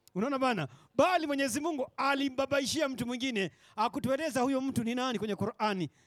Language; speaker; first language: Swahili; native; Swahili